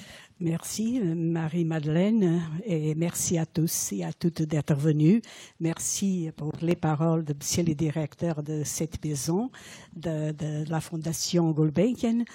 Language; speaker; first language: French; non-native, fluent; Portuguese